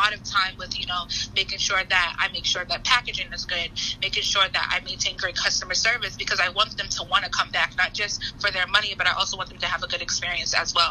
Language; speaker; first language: English; native; English